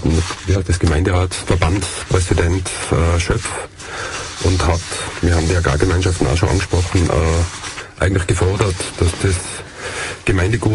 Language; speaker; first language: German; native; German